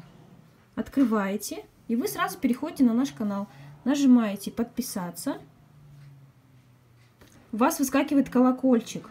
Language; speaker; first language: Russian; native; Russian